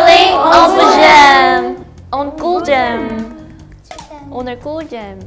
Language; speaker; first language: French; non-native, learner; Korean